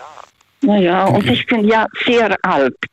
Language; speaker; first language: German; early bilingual, heritage; Russian